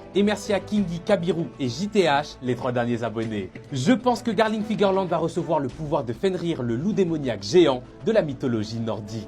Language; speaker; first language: French; native; French